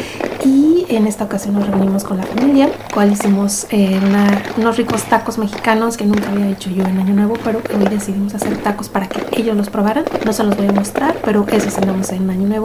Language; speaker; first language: Spanish; native; Spanish